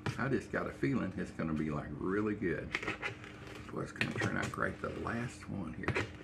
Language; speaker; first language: English; native; English